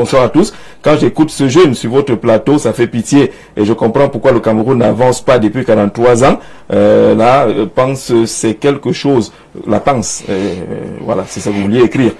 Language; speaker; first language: French; native; French